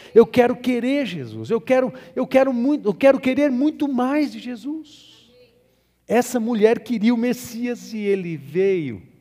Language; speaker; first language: Portuguese; native; Portuguese